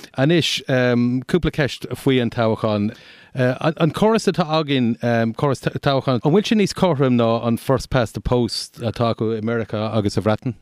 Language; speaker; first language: Irish; non-native, local second language; English